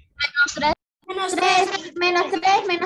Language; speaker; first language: Spanish; native; Spanish